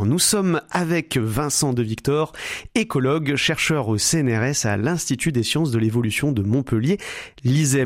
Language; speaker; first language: French; native; French